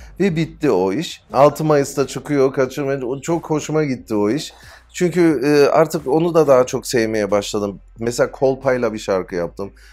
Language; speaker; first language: Turkish; early bilingual, heritage; Turkish